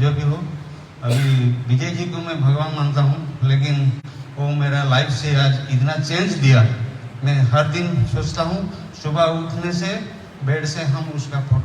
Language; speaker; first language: Hindi; non-native, local second language; Odia